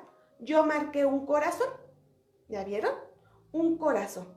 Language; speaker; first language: Spanish; native; Spanish